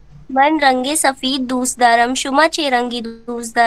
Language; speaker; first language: Persian; non-native, learner; Urdu